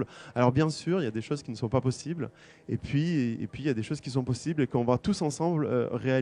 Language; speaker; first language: French; native; French